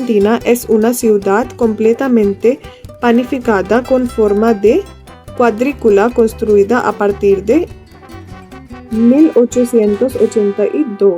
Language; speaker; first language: Spanish; non-native, fluent; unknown